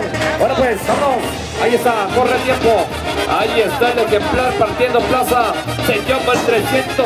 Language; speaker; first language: Spanish; native; Spanish